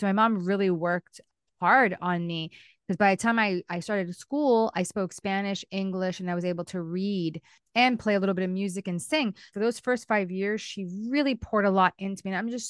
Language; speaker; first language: English; native; English